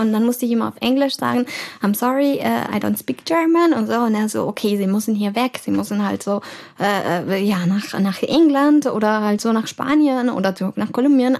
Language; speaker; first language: German; early bilingual, heritage; German